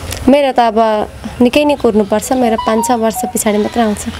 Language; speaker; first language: Nepali; native; Nepali